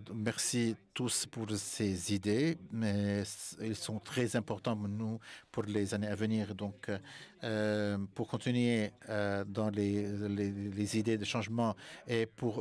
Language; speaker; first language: French; non-native, fluent; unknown